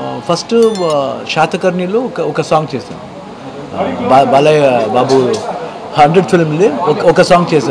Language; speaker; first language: Telugu; non-native, learner; Kannada